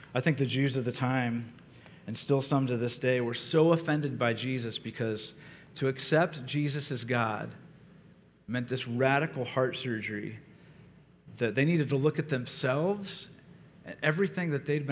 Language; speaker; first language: English; native; English